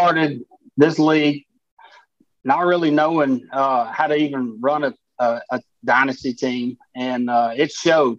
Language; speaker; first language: English; native; English